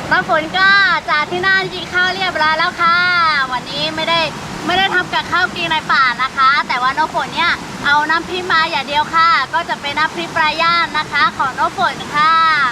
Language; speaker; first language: Thai; non-native, local second language; Lahu